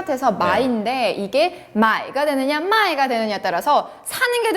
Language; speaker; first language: Korean; native; Korean